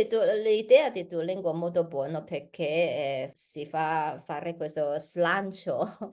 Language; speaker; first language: Italian; non-native, learner; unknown